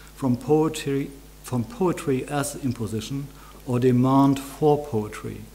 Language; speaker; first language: English; non-native, fluent; German